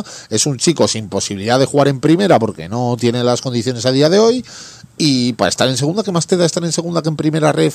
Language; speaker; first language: Spanish; native; Spanish